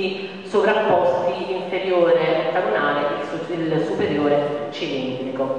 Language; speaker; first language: Italian; native; Italian